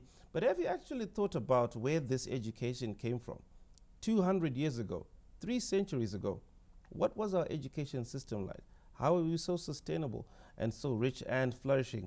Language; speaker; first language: English; non-native, local second language; Shona